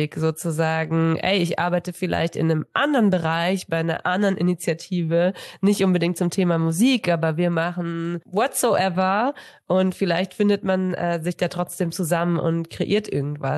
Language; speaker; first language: German; native; German